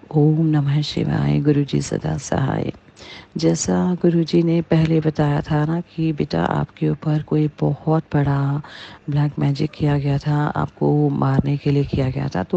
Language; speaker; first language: Hindi; native; Hindi